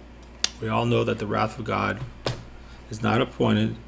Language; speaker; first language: English; native; English